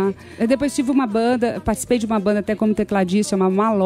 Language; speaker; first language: Portuguese; native; Portuguese